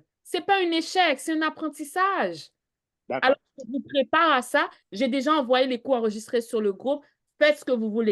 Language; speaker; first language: French; native; French